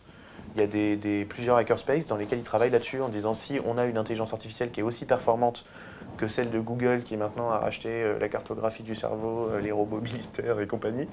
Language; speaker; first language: French; native; French